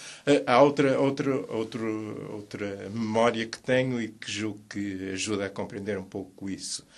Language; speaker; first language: Portuguese; native; Portuguese